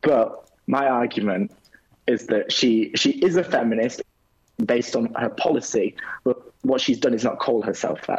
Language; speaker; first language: English; native; English